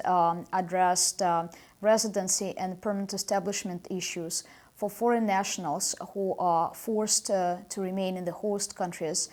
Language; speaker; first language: English; non-native, fluent; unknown